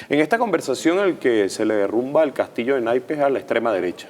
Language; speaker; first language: Spanish; native; Spanish